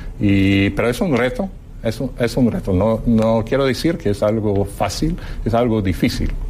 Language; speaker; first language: Spanish; non-native, fluent; English